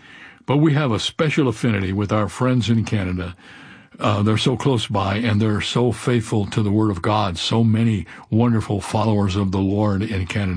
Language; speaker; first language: English; native; English